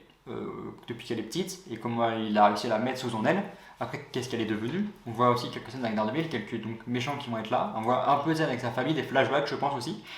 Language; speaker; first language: French; native; French